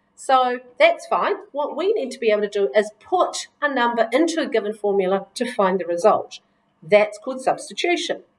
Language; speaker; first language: English; native; English